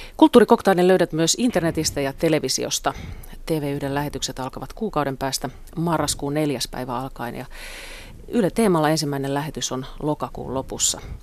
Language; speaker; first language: Finnish; native; Finnish